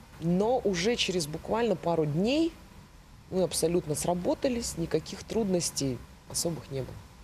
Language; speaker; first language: Russian; native; Russian